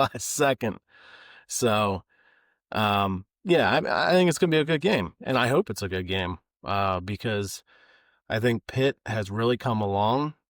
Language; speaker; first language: English; native; English